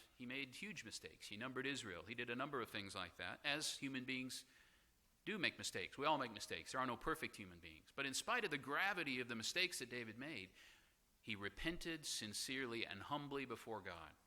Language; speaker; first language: English; native; English